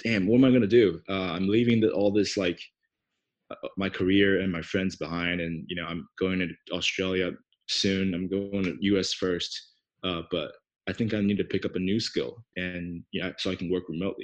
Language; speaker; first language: English; non-native, fluent; Chinese